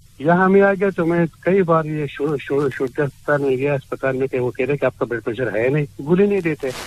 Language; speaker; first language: Urdu; non-native, local second language; Punjabi